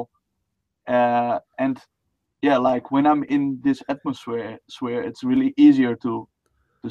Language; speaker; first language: English; non-native, fluent; Dutch